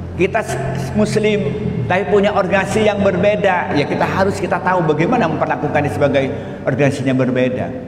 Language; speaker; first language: Indonesian; non-native, local second language; Madurese